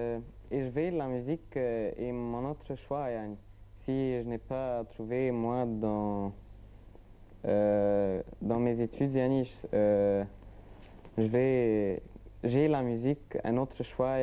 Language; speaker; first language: French; non-native, learner; Arabic